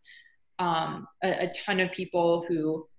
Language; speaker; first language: English; native; English